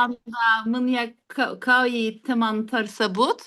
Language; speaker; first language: Indonesian; non-native, learner; Turkish